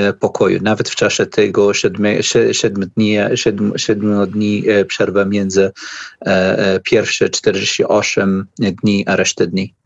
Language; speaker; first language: Polish; non-native, learner; Arabic